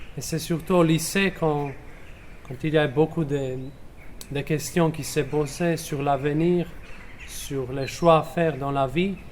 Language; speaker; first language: French; non-native, fluent; Croatian